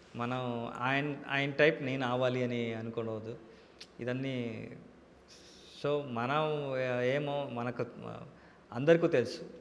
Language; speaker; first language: Telugu; non-native, learner; Kannada